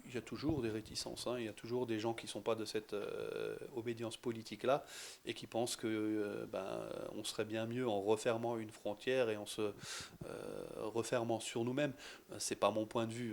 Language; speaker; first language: French; native; French